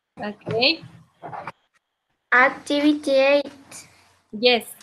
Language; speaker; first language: English; non-native, learner; Spanish